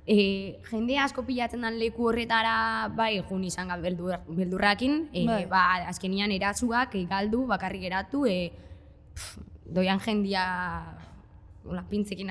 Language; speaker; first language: Basque; native; Basque